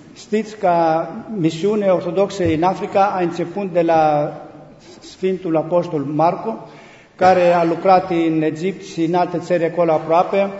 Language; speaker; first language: Romanian; non-native, learner; Greek